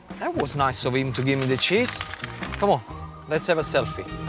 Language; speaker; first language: English; non-native, fluent; Italian